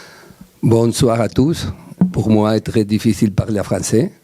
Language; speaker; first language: French; non-native, learner; Spanish